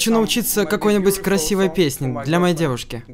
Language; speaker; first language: Russian; native; Russian